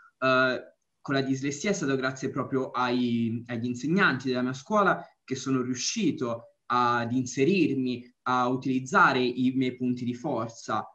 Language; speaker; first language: Italian; native; Italian